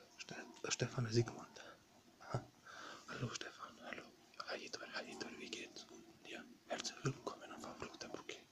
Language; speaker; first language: German; non-native, learner; Bosnian